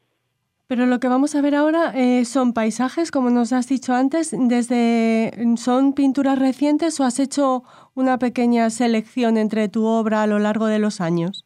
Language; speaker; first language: Spanish; native; Spanish